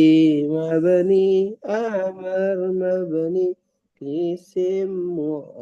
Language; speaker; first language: Arabic; non-native, learner; Indonesian